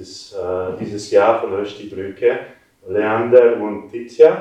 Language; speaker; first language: German; non-native, local second language; Italian